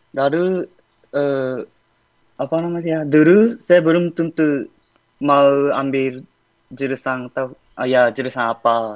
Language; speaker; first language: Indonesian; non-native, learner; Japanese